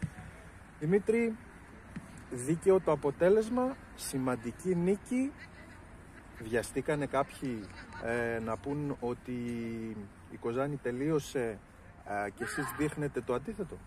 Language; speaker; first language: Greek; native; Greek